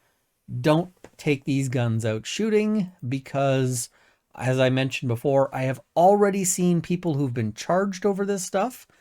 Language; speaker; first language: English; native; English